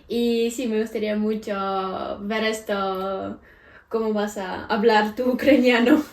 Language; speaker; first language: Spanish; non-native, fluent; Ukrainian